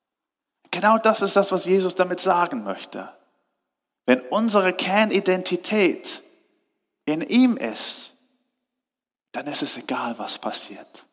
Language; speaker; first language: German; non-native, fluent; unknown